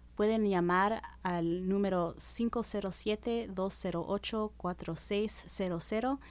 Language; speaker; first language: English; early bilingual, other home language; Spanish